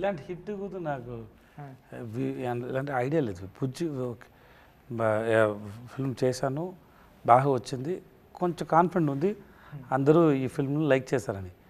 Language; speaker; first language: Telugu; non-native, learner; Tamil